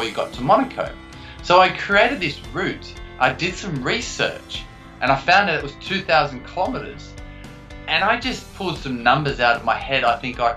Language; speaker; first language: English; native; English